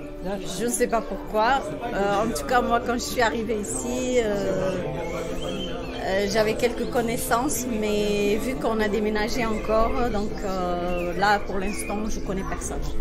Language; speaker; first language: French; non-native, local second language; Arabic